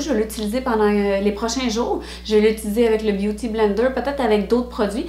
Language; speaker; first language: French; native; French